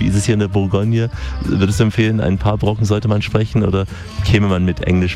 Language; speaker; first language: German; native; German